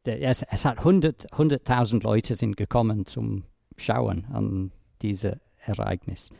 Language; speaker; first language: German; non-native, fluent; English